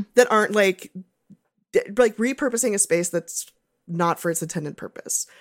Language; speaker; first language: English; native; English